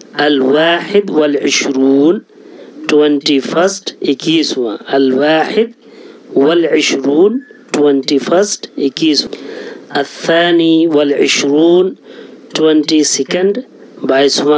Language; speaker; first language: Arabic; non-native, fluent; Urdu